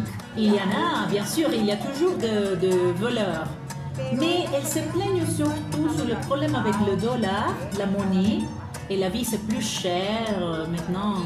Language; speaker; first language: French; non-native, fluent; Spanish